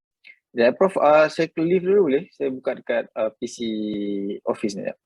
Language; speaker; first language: Malay; native; Malay